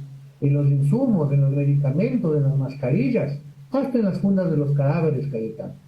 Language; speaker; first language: Spanish; native; Spanish